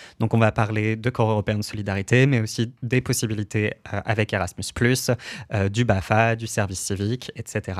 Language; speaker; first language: French; native; French